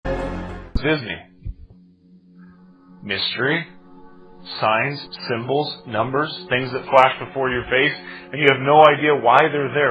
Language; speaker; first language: English; native; English